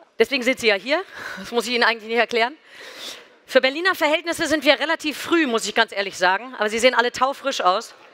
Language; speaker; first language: German; native; German